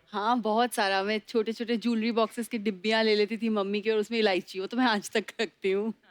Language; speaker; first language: Hindi; non-native, local second language; Bangla